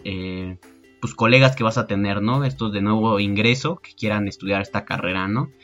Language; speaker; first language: Spanish; native; Spanish